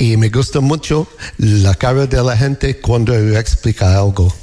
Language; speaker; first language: Spanish; non-native, learner; English